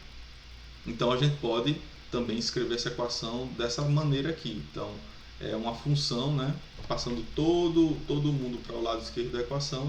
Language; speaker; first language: Portuguese; native; Portuguese